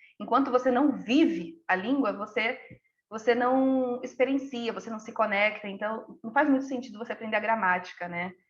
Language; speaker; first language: Portuguese; native; Portuguese